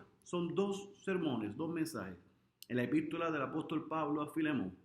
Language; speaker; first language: Spanish; native; Spanish